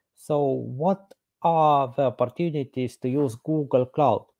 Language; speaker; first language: English; non-native, fluent; Estonian